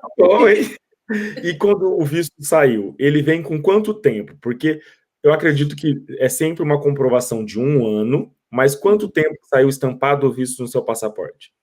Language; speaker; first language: Portuguese; native; Portuguese